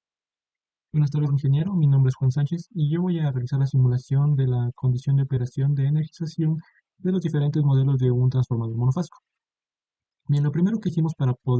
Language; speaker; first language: Spanish; native; Spanish